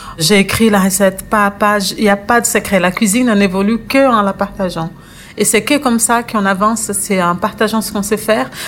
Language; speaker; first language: French; non-native, fluent; Portuguese